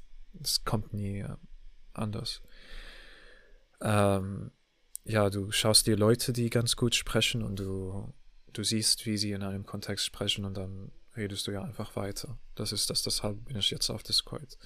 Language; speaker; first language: German; non-native, learner; English